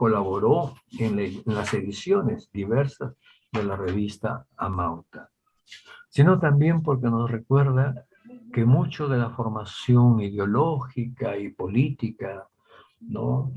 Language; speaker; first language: Spanish; native; Spanish